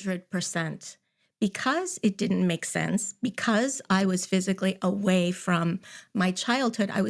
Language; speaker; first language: English; native; English